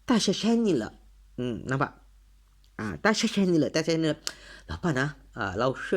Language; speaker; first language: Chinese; non-native, learner; Malay